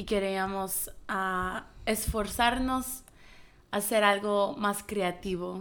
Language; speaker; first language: Spanish; early bilingual, heritage; Spanish